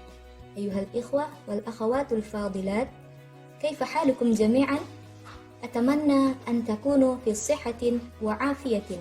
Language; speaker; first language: Arabic; non-native, learner; Indonesian